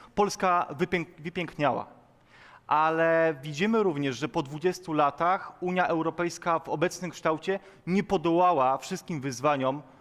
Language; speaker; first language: Polish; native; Polish